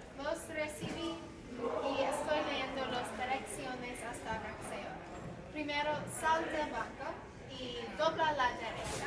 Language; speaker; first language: Spanish; non-native, learner; English